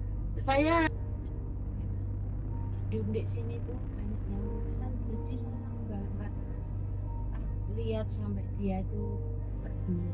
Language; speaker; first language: Indonesian; non-native, local second language; Javanese